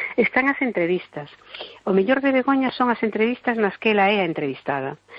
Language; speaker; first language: Galician; non-native, local second language; Spanish